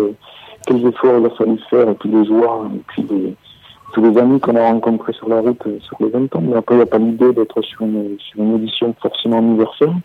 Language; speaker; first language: French; native; French